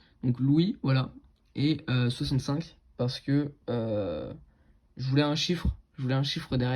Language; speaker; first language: French; native; French